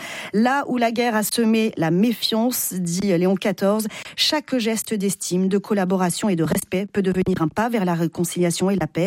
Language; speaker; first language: French; native; French